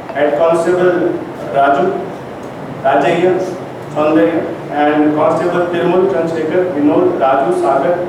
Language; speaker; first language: English; non-native, local second language; Telugu